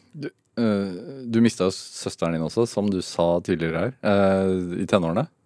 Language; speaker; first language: Norwegian; native; Norwegian